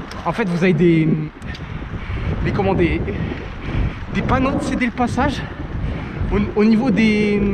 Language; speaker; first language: French; native; French